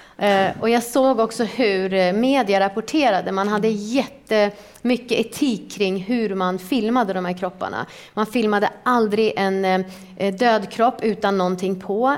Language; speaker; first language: Swedish; early bilingual, other home language; Persian